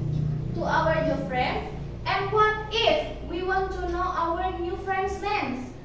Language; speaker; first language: English; non-native, fluent; Indonesian